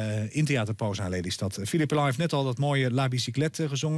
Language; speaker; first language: Dutch; native; Dutch